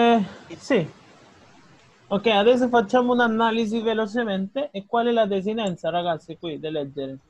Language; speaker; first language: Italian; non-native, fluent; Spanish